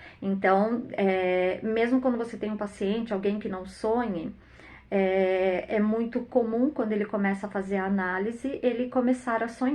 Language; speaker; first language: Portuguese; native; Portuguese